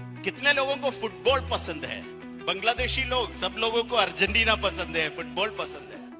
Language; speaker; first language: Hindi; non-native, fluent; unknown